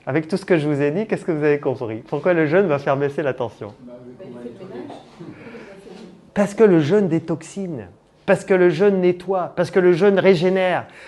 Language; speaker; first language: French; native; French